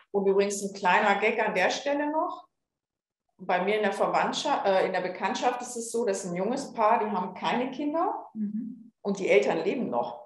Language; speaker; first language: German; native; German